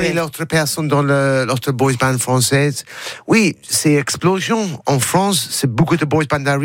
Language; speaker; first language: French; non-native, learner; English